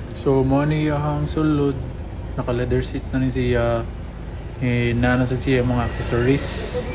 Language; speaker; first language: Cebuano; native; Cebuano